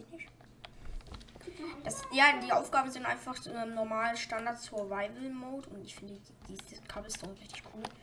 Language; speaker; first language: German; native; German